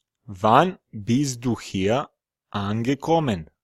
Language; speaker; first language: German; non-native, fluent; Serbian